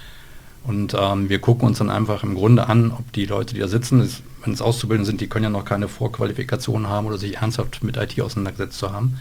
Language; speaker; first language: German; native; German